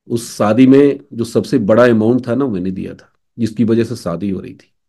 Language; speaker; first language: Hindi; native; Hindi